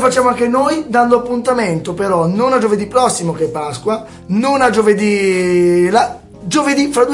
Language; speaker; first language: Italian; native; Italian